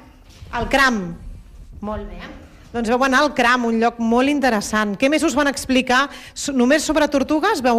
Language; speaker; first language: Catalan; native; Catalan